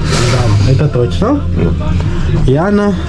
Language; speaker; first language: Russian; non-native, learner; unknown